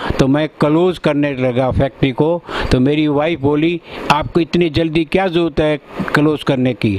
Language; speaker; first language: Hindi; early bilingual, other home language; Punjabi